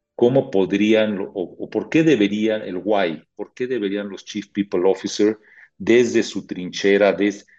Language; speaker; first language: Spanish; native; Spanish